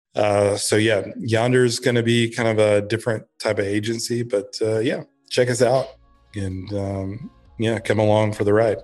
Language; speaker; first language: English; native; English